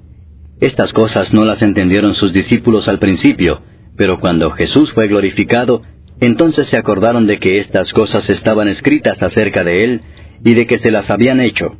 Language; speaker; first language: Spanish; native; Spanish